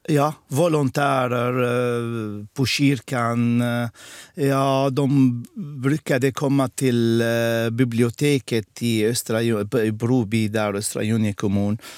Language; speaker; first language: Swedish; non-native, fluent; Arabic